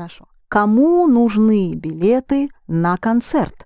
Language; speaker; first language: Russian; non-native, fluent; English